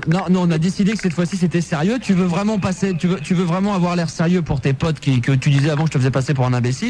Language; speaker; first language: French; native; French